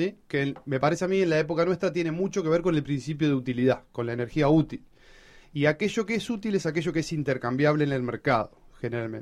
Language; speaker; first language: Spanish; native; Spanish